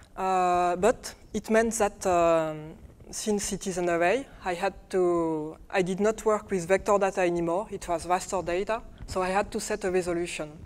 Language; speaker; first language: English; non-native, fluent; French